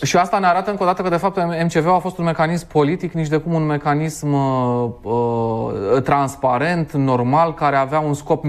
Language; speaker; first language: Romanian; native; Romanian